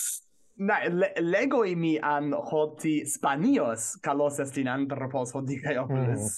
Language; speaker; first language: Greek; non-native, fluent; English